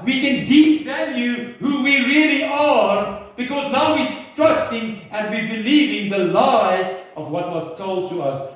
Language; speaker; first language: English; non-native, local second language; Afrikaans